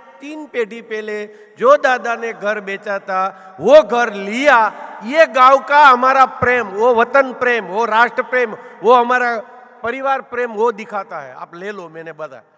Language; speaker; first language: Hindi; non-native, local second language; Gujarati